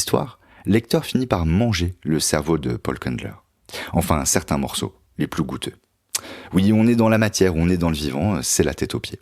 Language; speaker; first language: French; native; French